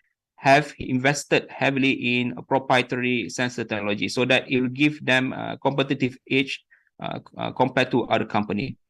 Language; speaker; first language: English; non-native, fluent; Indonesian